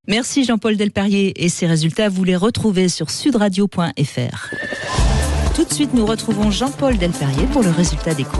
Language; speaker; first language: French; native; French